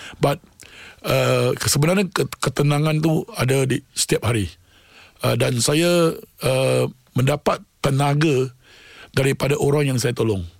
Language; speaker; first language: Malay; non-native, local second language; Tamil